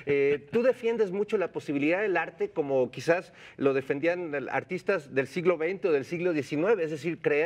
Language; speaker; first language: Spanish; native; Spanish